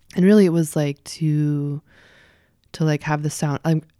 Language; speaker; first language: English; native; English